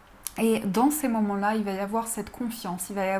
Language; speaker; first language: French; native; French